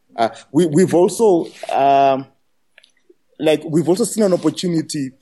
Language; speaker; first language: English; non-native, local second language; Shona